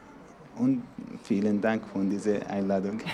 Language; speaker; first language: German; non-native, learner; Arabic